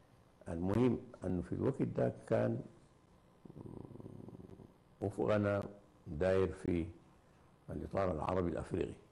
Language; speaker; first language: Arabic; native; Arabic